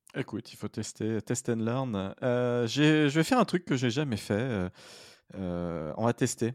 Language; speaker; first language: French; native; French